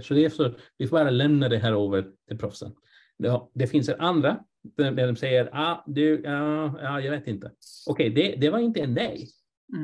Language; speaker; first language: Swedish; non-native, fluent; English